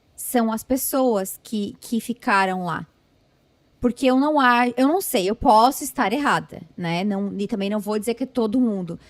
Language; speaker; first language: Portuguese; native; Portuguese